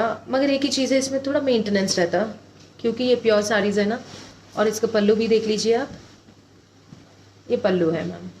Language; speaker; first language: Hindi; non-native, local second language; Telugu